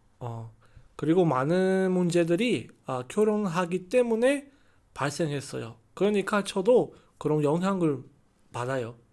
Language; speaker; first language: Korean; non-native, learner; Chinese